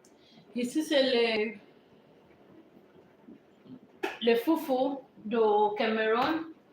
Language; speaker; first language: French; non-native, learner; English